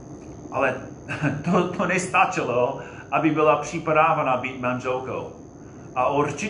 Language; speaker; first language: Czech; non-native, fluent; English